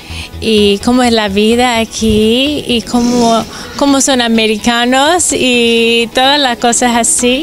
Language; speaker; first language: Spanish; non-native, fluent; English